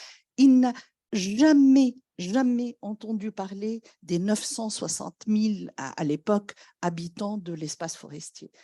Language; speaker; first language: French; non-native, local second language; Arabic